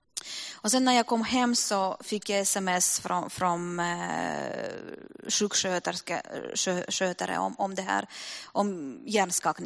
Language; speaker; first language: Swedish; non-native, fluent; Russian